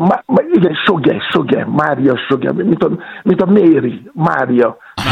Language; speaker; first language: Hungarian; non-native, fluent; Yoruba